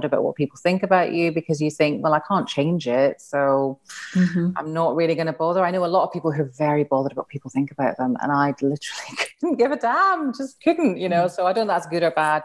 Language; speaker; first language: English; native; English